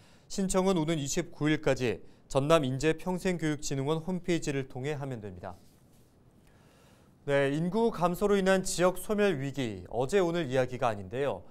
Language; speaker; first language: Korean; native; Korean